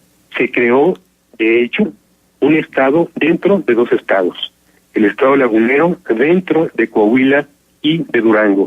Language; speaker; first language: Spanish; native; Spanish